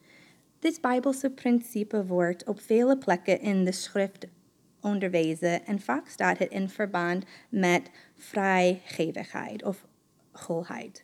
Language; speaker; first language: Dutch; non-native, fluent; English